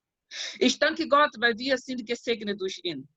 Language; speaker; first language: German; non-native, fluent; Portuguese